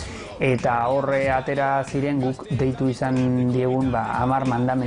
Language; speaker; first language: Basque; native; Basque